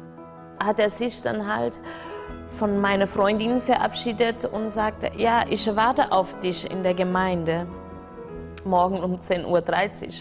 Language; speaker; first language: German; non-native, fluent; Portuguese